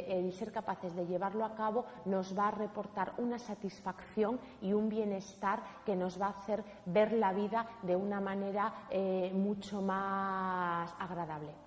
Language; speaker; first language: Spanish; native; Spanish